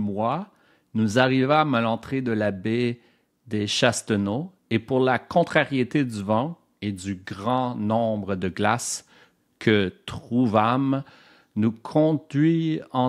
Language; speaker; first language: French; native; French